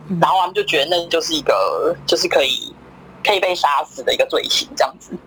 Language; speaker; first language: Chinese; native; Chinese